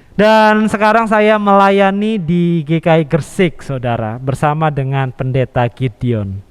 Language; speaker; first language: Indonesian; native; Indonesian